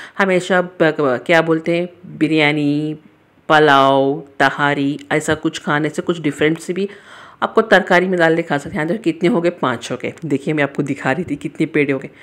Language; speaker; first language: Hindi; native; Hindi